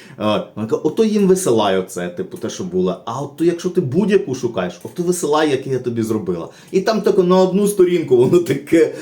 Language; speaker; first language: Ukrainian; native; Ukrainian